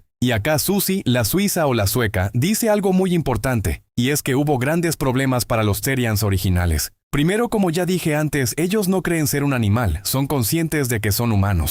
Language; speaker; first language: Spanish; native; Spanish